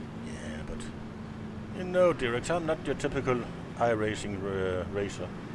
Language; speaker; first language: English; non-native, fluent; Danish